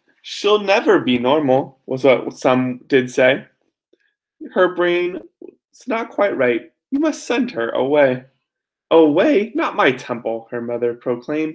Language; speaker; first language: English; native; English